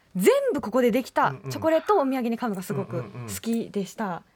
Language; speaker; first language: Japanese; native; Japanese